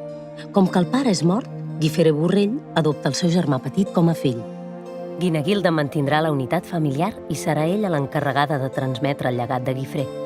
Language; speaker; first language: Catalan; native; Catalan